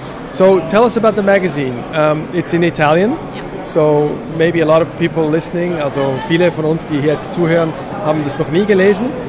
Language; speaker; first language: German; native; German